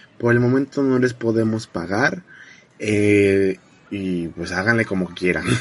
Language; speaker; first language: Spanish; native; Spanish